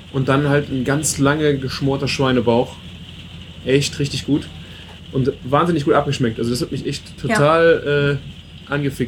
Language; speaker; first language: German; native; German